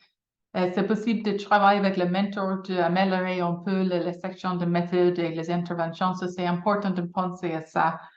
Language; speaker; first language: French; non-native, fluent; English